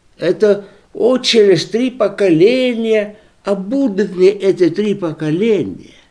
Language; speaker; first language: Russian; non-native, local second language; Lithuanian